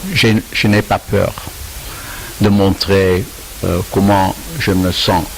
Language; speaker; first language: French; non-native, learner; Dutch